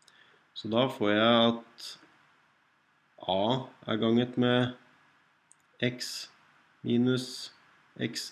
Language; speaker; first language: Norwegian; native; Norwegian